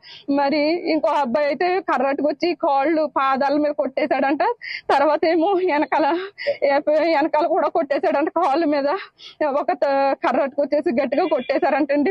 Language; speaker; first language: Telugu; native; Telugu